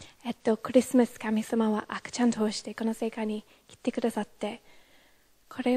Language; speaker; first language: Japanese; non-native, fluent; English